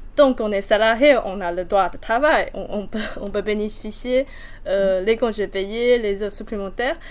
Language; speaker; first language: French; non-native, fluent; Chinese